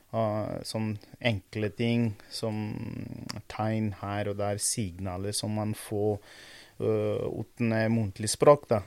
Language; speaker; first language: Norwegian; non-native, fluent; Portuguese